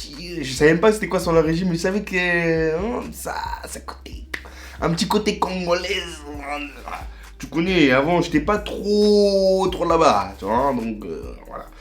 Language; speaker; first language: French; native; French